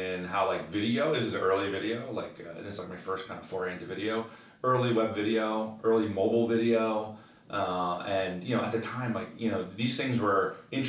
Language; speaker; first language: English; native; English